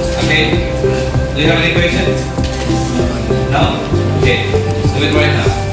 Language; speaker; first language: English; non-native, fluent; Indonesian